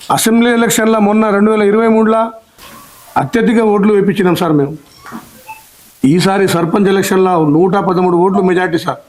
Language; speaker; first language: Telugu; non-native, local second language; Lambadi